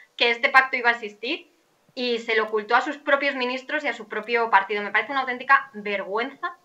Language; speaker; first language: Spanish; native; Spanish